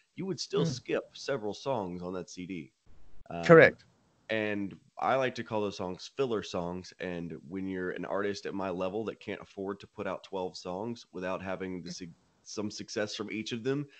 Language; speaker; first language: English; native; English